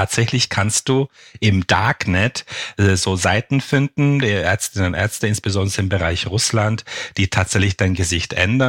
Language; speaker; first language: German; non-native, fluent; Turkish